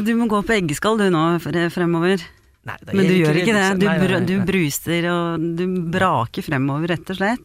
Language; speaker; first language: Norwegian; native; Norwegian